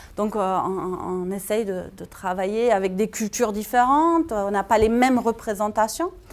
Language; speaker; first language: French; non-native, fluent; German